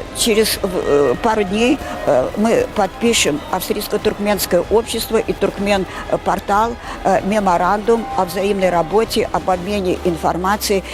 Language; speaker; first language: Russian; non-native, local second language; Turkmen